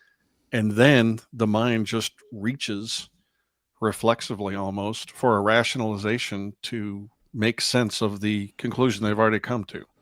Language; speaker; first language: English; native; English